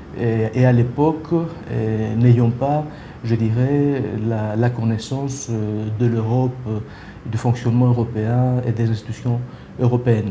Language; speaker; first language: French; non-native, fluent; Greek